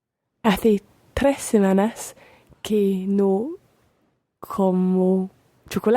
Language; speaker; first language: Spanish; non-native, learner; English